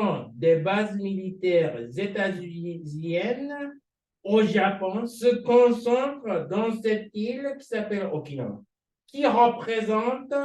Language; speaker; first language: French; non-native, fluent; Japanese